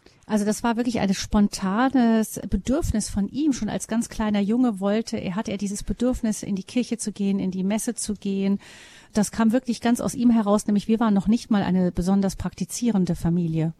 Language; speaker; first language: German; native; German